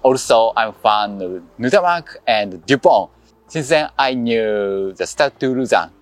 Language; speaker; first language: English; non-native, learner; Japanese